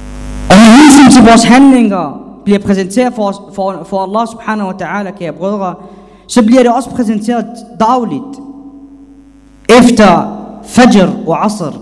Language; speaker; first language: Danish; non-native, fluent; Arabic